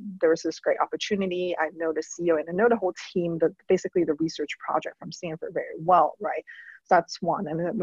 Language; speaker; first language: English; non-native, local second language; Cantonese